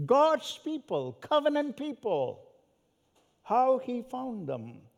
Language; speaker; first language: English; non-native, local second language; Malayalam